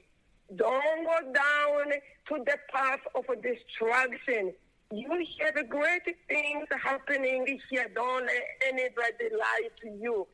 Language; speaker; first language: English; non-native, local second language; Kinyarwanda